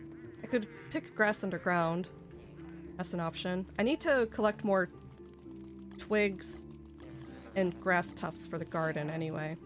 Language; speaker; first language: English; native; English